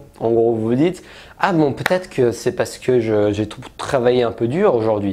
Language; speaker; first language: French; native; French